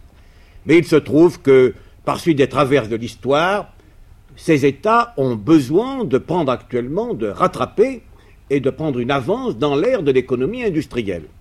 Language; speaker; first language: French; native; French